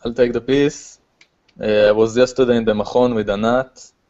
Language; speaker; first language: English; non-native, fluent; Hebrew